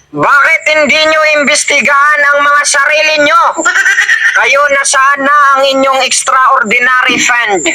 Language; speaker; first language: Filipino; native; Filipino